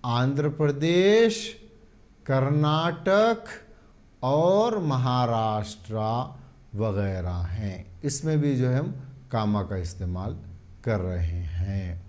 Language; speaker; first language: Urdu; native; Urdu